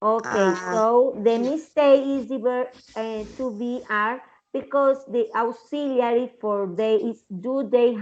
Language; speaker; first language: English; non-native, learner; Spanish